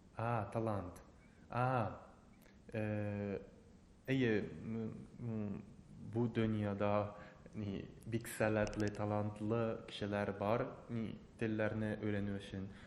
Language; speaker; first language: Tatar; non-native, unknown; Japanese